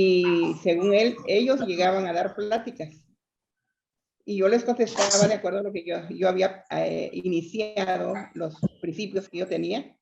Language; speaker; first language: Spanish; native; Spanish